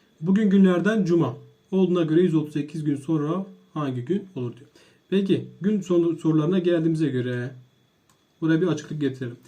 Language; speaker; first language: Turkish; native; Turkish